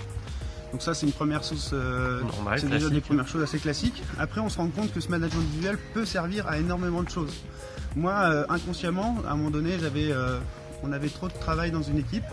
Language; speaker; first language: French; native; French